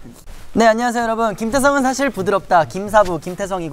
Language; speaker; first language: Korean; native; Korean